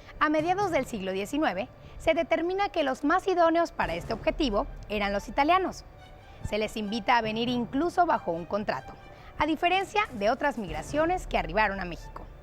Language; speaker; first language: Spanish; native; Spanish